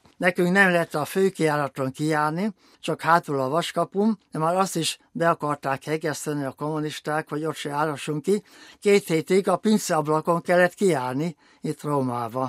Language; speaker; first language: Hungarian; native; Hungarian